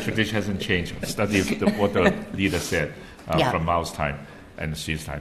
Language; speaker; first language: English; non-native, local second language; Cantonese